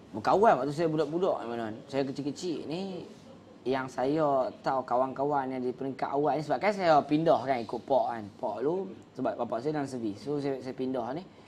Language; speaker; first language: Malay; native; Malay